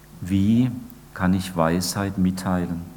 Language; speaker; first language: German; native; German